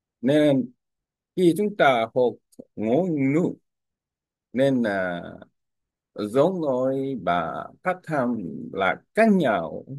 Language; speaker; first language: Vietnamese; non-native, learner; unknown